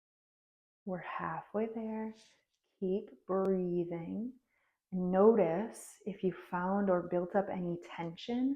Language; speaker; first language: English; native; English